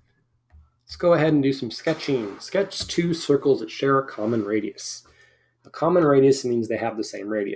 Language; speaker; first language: English; native; English